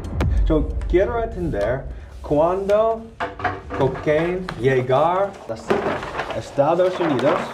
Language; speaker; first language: Spanish; non-native, learner; English